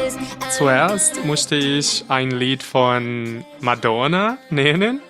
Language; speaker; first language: German; non-native, fluent; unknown